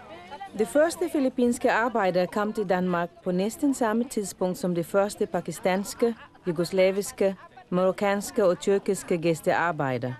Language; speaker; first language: Danish; non-native, fluent; Filipino